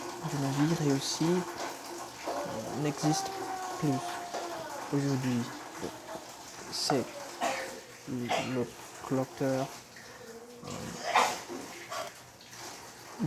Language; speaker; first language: French; non-native, fluent; Portuguese